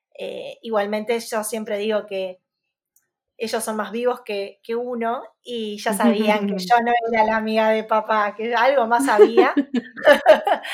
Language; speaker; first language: Spanish; native; Spanish